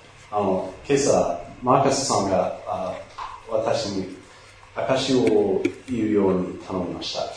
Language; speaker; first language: Japanese; non-native, learner; English